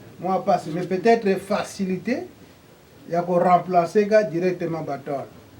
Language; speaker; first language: Lingala; non-native, local second language; Kongo